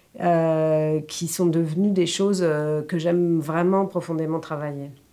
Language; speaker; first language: French; native; French